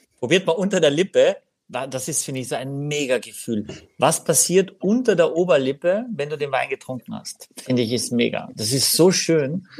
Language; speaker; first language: German; native; German